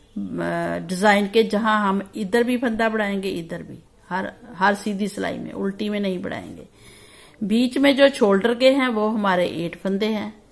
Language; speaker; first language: Hindi; native; Hindi